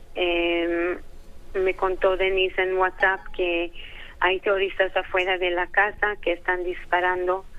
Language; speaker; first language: Spanish; early bilingual, heritage; Hebrew